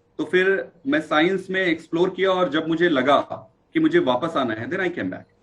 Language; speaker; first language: Hindi; native; Hindi